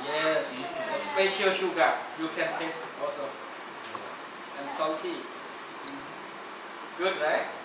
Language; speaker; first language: English; non-native, learner; Thai